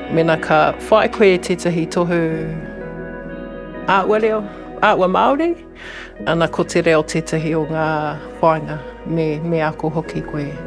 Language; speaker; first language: Māori; non-native, local second language; English